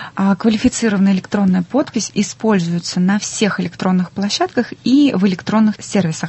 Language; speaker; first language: Russian; native; Russian